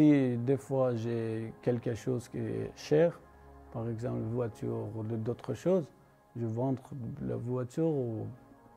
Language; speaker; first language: French; non-native, learner; Persian